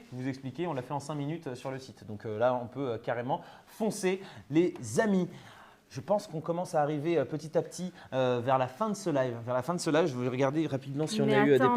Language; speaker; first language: French; native; French